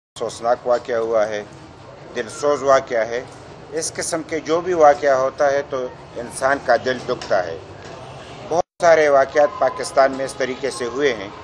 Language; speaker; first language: Urdu; non-native, local second language; Pashto